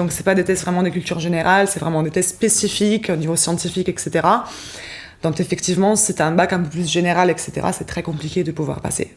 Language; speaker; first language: French; non-native, fluent; Italian